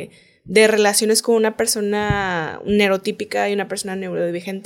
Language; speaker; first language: Spanish; native; Spanish